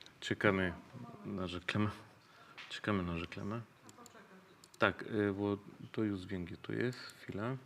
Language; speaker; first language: Polish; non-native, fluent; Spanish